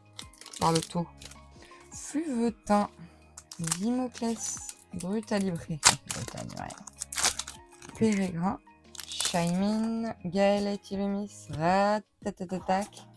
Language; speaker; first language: French; native; French